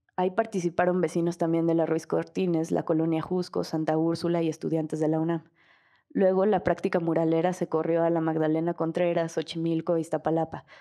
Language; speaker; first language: Spanish; native; Spanish